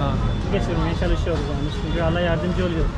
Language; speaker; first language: Turkish; non-native, fluent; Urdu